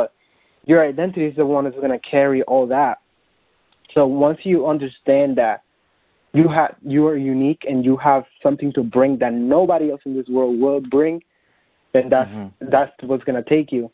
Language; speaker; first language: English; non-native, fluent; Spanish